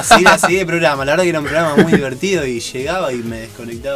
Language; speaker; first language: Spanish; native; Spanish